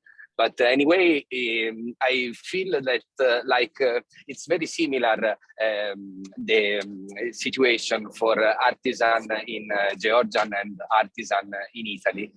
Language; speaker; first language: English; non-native, fluent; Italian